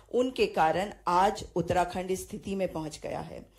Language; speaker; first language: Hindi; native; Hindi